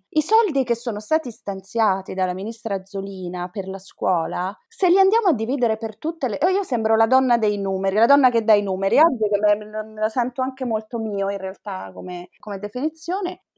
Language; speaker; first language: Italian; native; Italian